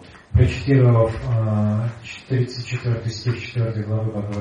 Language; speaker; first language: Russian; native; Russian